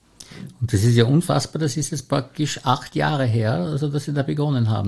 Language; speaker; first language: German; native; German